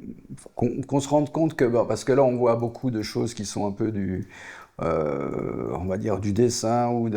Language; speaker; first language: French; native; French